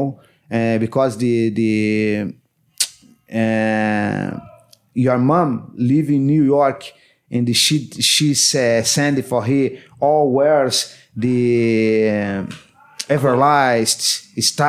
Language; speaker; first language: English; non-native, learner; Portuguese